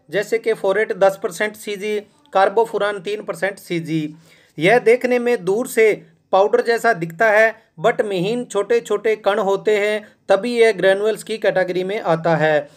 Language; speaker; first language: Hindi; native; Hindi